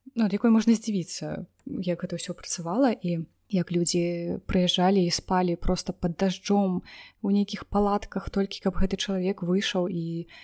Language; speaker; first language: Belarusian; non-native, local second language; Russian